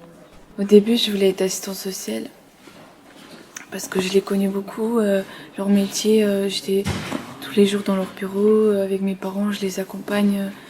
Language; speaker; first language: French; early bilingual, other home language; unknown